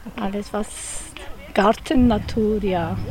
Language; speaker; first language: German; non-native, learner; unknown